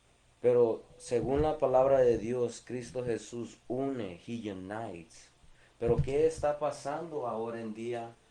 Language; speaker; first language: Spanish; early bilingual, heritage; Spanish